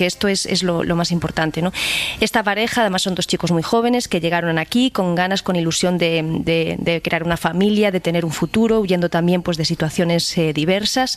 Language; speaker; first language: Spanish; native; Spanish